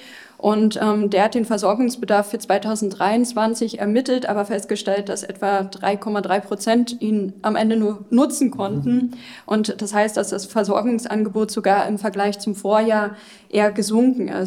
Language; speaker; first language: German; native; German